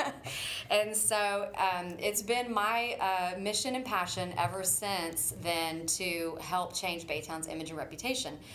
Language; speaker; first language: English; native; English